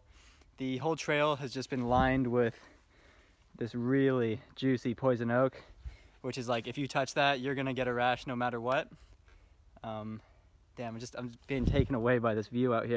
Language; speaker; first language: English; native; English